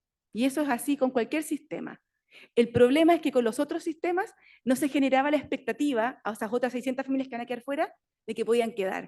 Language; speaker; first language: Spanish; native; Spanish